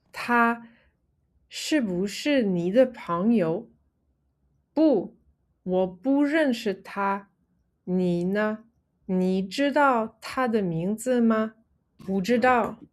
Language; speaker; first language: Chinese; non-native, fluent; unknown